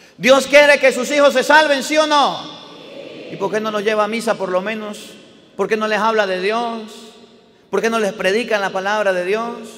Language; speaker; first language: Spanish; native; Spanish